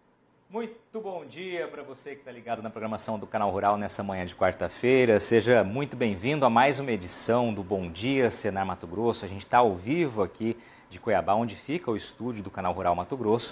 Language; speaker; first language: Portuguese; native; Portuguese